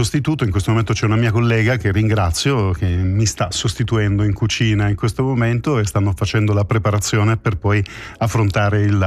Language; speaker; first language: Italian; native; Italian